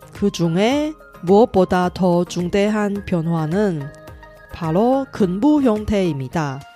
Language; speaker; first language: Korean; non-native, fluent; Chinese